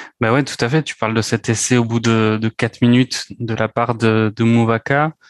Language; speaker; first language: French; native; French